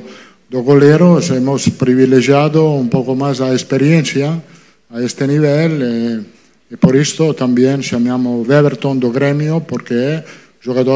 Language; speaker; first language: Portuguese; non-native, fluent; Italian